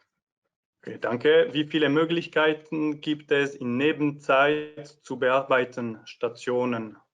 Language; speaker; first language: German; non-native, fluent; French